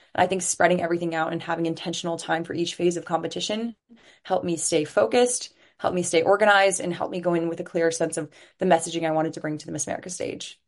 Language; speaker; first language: English; native; English